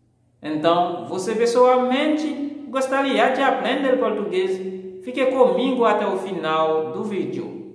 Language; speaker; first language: Portuguese; non-native, fluent; Haitian Creole